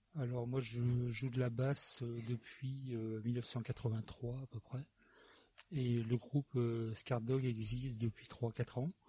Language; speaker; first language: French; native; French